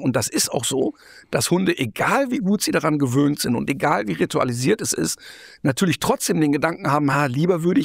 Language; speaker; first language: German; native; German